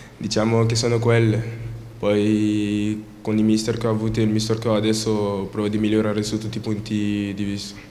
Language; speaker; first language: Italian; non-native, fluent; French